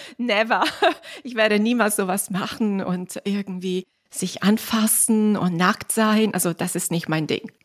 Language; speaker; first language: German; non-native, fluent; Italian